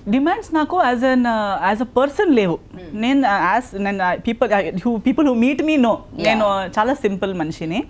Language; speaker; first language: Telugu; non-native, learner; Konkani